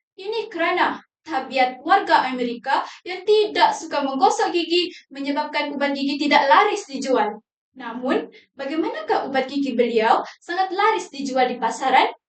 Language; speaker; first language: Malay; native; Malay